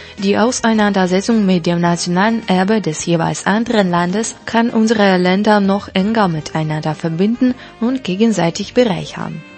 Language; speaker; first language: German; non-native, fluent; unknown